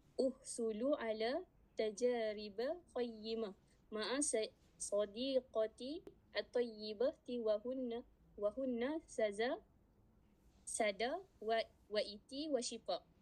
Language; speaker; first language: Arabic; non-native, learner; Malay